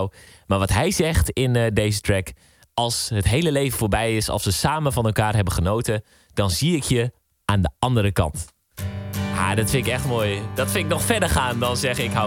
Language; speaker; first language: Dutch; native; Dutch